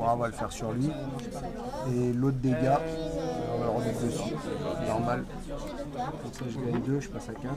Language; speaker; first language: French; native; French